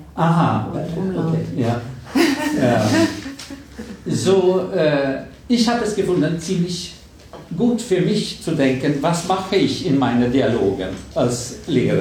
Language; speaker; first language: German; non-native, fluent; Swedish